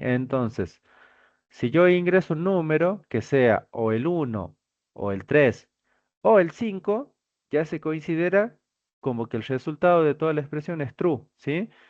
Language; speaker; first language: Spanish; native; Spanish